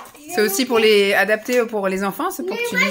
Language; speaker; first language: French; native; French